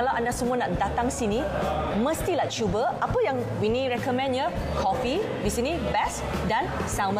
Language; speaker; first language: Malay; native; Malay